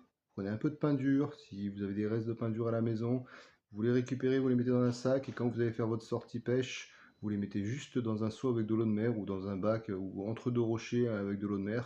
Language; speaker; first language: French; native; French